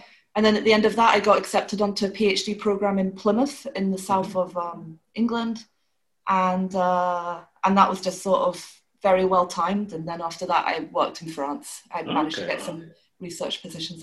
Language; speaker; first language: English; native; English